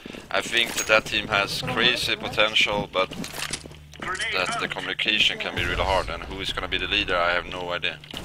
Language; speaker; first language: English; non-native, fluent; Swedish